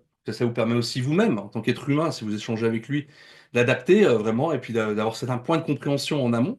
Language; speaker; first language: French; native; French